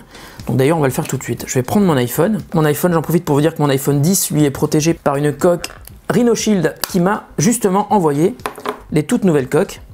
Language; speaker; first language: French; native; French